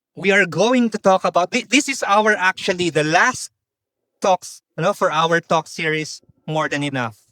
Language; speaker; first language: English; non-native, local second language; Filipino